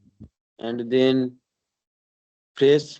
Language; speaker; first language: English; non-native, learner; Bangla